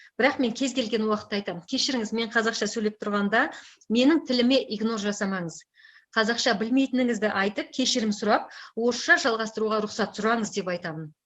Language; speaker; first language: Kazakh; native; Kazakh